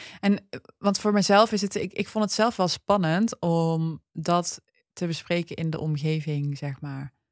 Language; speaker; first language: Dutch; early bilingual, other home language; Turkish